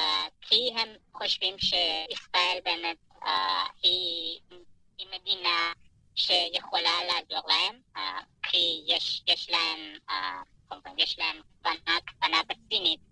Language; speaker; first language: Hebrew; non-native, fluent; Persian